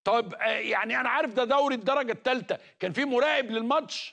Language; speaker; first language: Arabic; native; Arabic